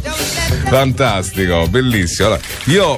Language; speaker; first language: Italian; native; Italian